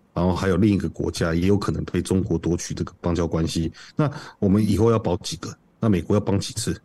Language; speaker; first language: Chinese; native; Chinese